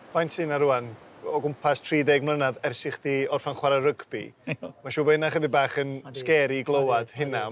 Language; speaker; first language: Welsh; native; Welsh